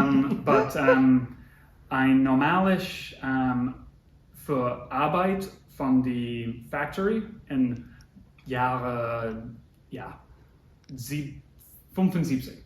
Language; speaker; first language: German; non-native, learner; English